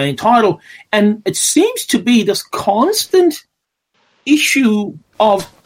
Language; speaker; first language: English; native; English